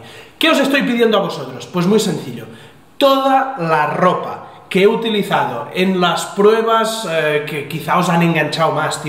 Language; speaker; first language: Spanish; native; Spanish